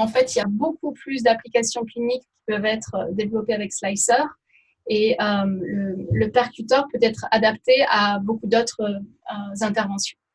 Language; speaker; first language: French; native; French